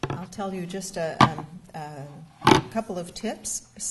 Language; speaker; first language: English; native; English